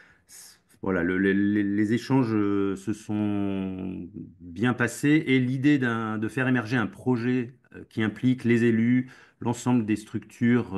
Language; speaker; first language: French; native; French